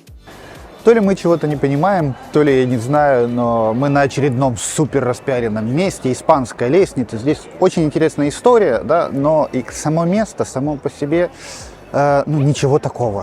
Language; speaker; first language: Russian; native; Russian